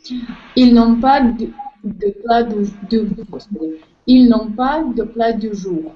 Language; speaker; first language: French; non-native, learner; Russian